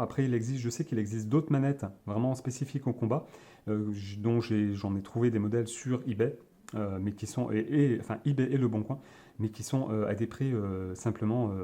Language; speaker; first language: French; native; French